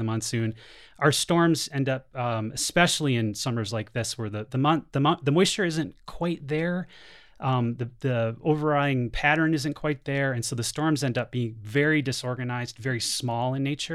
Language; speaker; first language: English; native; English